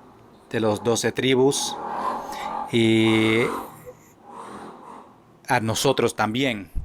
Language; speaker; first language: Spanish; non-native, fluent; English